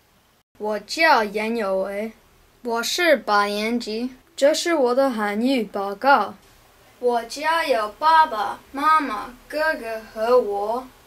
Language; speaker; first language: Chinese; non-native, learner; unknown